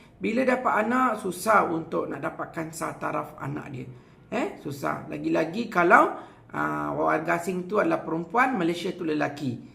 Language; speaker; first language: Malay; non-native, local second language; Tamil